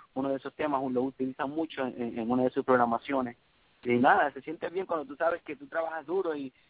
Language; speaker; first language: Spanish; early bilingual, heritage; Spanish